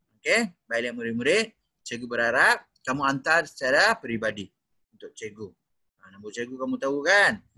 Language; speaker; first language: Malay; native; Malay